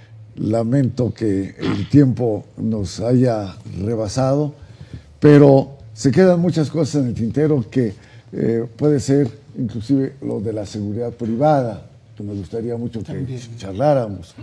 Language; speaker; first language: Spanish; native; Spanish